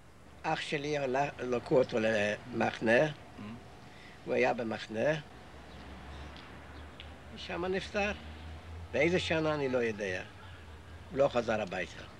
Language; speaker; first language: Hebrew; non-native, fluent; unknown